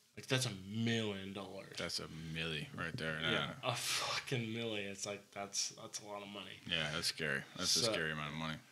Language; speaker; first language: English; native; English